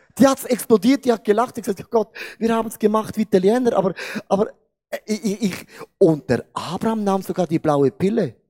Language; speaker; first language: German; non-native, fluent; Portuguese